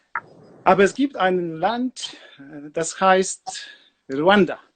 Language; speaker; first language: German; non-native, learner; Polish